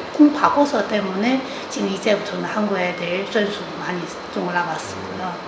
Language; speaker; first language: Korean; non-native, learner; Chinese